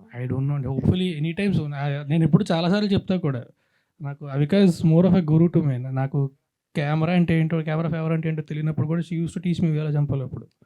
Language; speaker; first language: Telugu; native; Telugu